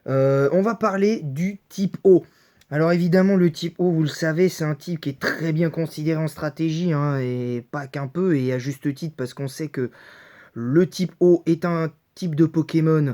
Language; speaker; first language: French; native; French